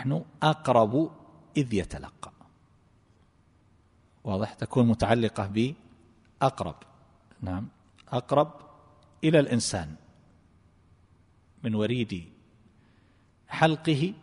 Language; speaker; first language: Arabic; native; Arabic